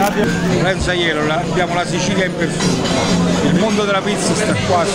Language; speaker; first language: Italian; native; Italian